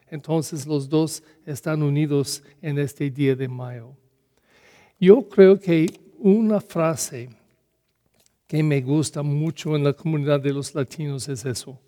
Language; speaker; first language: Spanish; non-native, learner; English